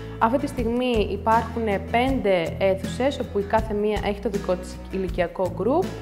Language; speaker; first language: Greek; native; Greek